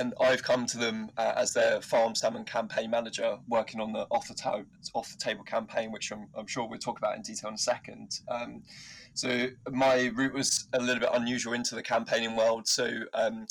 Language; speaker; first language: English; native; English